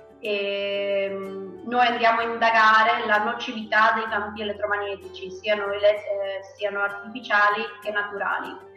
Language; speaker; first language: Italian; non-native, fluent; Spanish